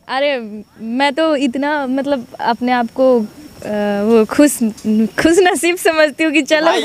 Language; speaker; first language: Hindi; non-native, local second language; Nepali